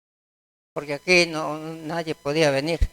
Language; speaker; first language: Spanish; native; Spanish